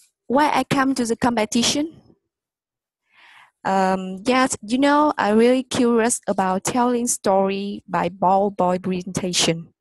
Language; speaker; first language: English; non-native, learner; Vietnamese